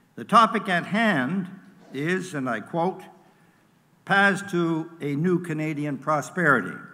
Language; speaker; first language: English; native; English